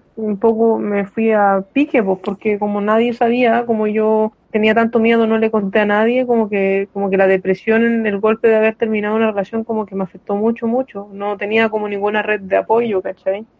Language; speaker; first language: Spanish; native; Spanish